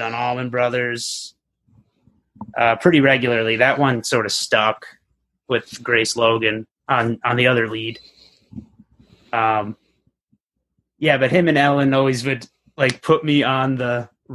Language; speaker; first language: English; native; English